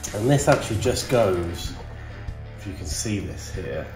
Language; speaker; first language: English; native; English